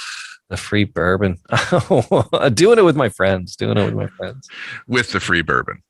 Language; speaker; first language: English; native; English